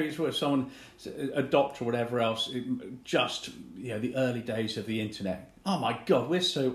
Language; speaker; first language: English; native; English